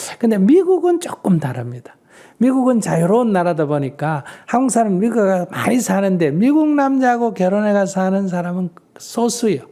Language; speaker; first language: Korean; native; Korean